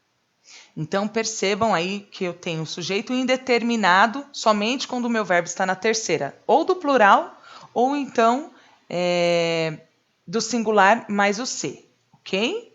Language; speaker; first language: Portuguese; native; Portuguese